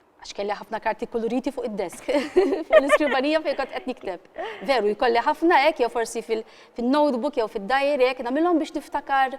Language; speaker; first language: Maltese; native; Maltese